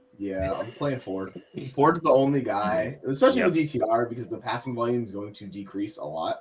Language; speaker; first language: English; native; English